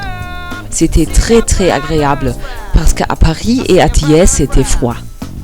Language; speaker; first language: French; non-native, learner; German